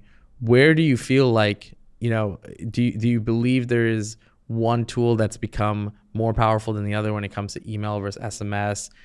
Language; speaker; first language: English; native; English